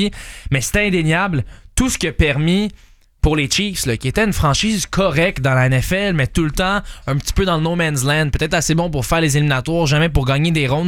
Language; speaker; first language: French; native; French